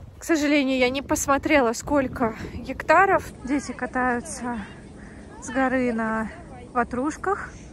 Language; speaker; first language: Russian; native; Russian